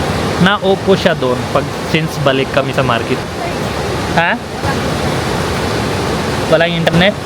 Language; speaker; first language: Filipino; non-native, learner; Punjabi